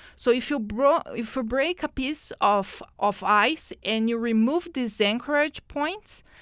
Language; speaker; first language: English; non-native, fluent; Portuguese